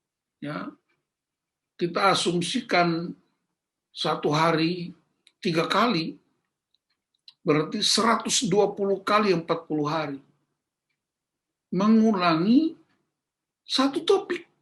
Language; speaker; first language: Indonesian; native; Indonesian